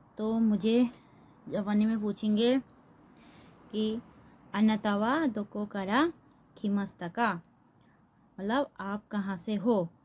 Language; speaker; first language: Hindi; native; Hindi